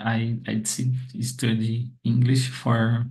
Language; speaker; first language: English; non-native, learner; Portuguese